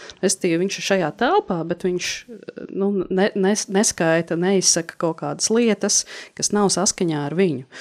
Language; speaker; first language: Latvian; native; Latvian